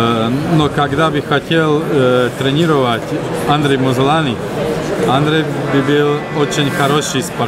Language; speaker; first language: Russian; non-native, learner; Slovak